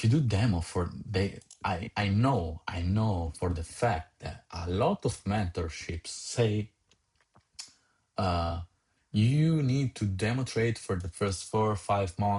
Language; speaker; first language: English; non-native, fluent; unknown